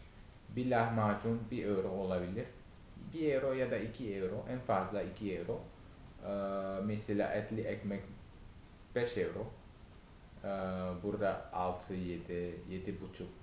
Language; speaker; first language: Turkish; non-native, fluent; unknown